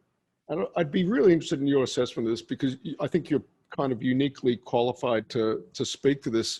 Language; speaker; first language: English; native; English